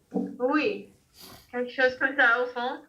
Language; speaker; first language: French; non-native, learner; English